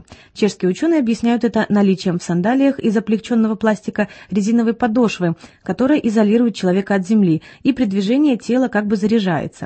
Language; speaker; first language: Russian; native; Russian